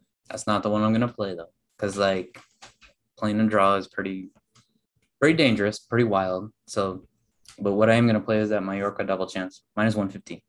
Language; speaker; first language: English; early bilingual, other home language; Spanish